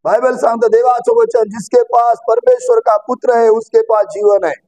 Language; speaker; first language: Hindi; non-native, local second language; Marathi